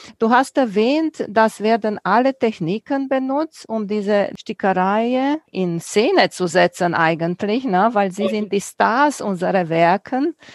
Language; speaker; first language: German; non-native, fluent; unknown